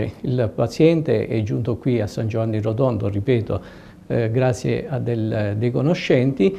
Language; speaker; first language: Italian; native; Italian